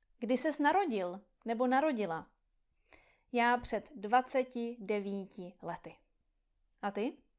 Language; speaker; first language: Czech; native; Czech